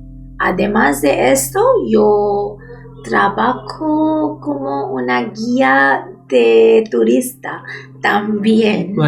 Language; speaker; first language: Spanish; non-native, learner; Bangla